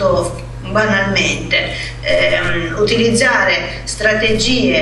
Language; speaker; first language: Italian; native; Italian